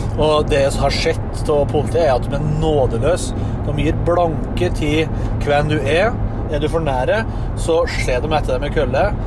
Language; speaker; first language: Norwegian; native; Norwegian